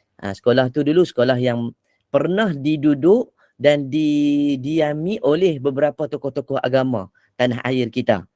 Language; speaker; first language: Malay; native; Malay